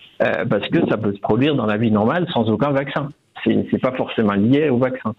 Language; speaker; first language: French; non-native, fluent; Dutch